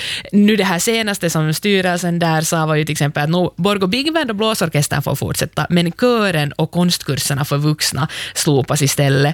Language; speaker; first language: Swedish; native; Swedish